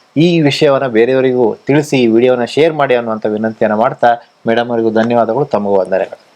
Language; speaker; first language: Kannada; native; Kannada